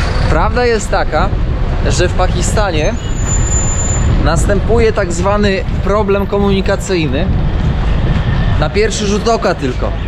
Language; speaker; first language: Polish; native; Polish